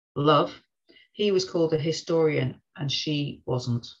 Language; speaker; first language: English; native; English